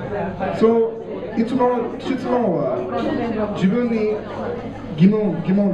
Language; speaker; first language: Japanese; non-native, learner; English